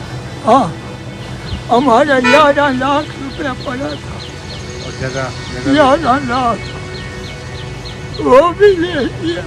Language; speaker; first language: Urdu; non-native, local second language; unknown